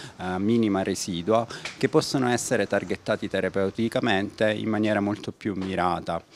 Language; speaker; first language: Italian; native; Italian